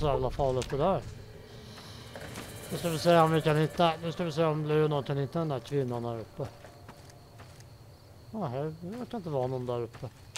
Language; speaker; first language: Swedish; native; Swedish